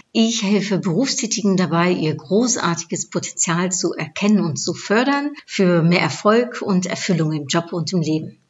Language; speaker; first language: German; non-native, fluent; Dutch